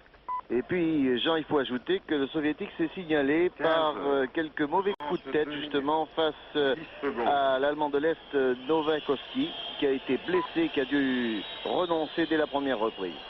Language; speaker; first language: French; native; French